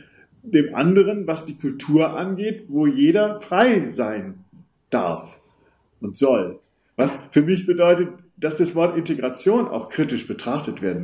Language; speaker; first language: German; native; German